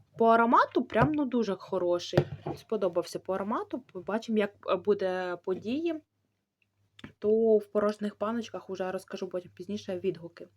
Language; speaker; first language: Ukrainian; native; Ukrainian